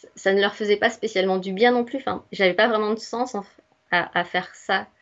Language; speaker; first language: French; native; French